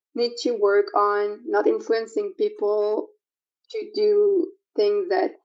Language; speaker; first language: English; non-native, fluent; French